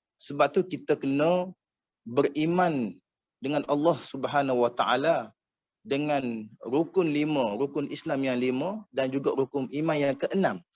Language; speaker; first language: Malay; native; Malay